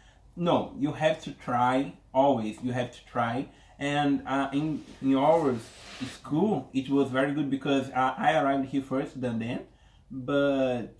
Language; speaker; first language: English; non-native, learner; Portuguese